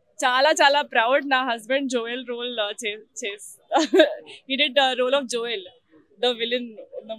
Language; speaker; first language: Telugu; non-native, learner; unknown